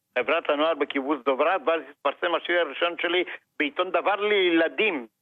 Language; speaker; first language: Hebrew; non-native, fluent; Romanian